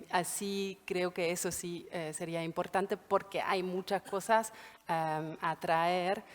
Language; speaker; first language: Spanish; non-native, fluent; German